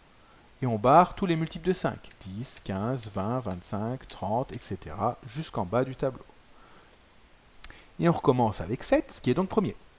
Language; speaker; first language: French; native; French